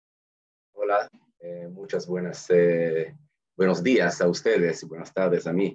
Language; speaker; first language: Spanish; non-native, fluent; Hebrew